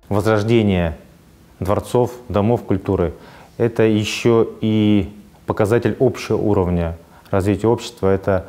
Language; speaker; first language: Russian; native; Russian